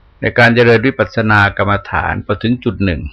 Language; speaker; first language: Thai; native; Thai